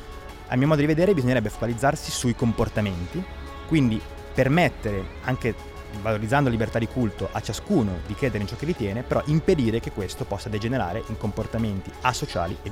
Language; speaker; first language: Italian; native; Italian